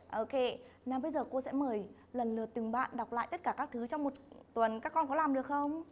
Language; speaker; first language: Vietnamese; native; Vietnamese